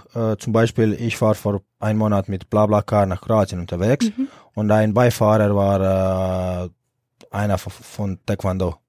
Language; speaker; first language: German; non-native, fluent; Croatian